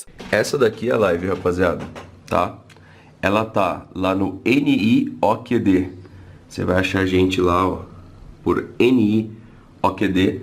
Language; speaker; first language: Portuguese; native; Portuguese